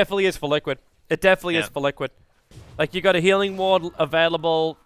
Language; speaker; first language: English; native; English